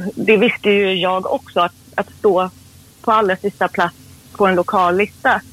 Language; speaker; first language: Swedish; early bilingual, other home language; Persian